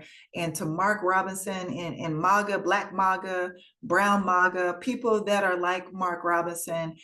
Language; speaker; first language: English; native; English